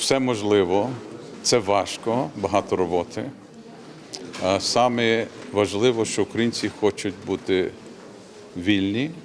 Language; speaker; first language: Ukrainian; non-native, learner; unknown